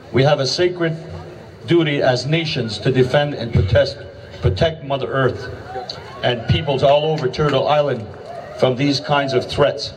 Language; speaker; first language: English; native; English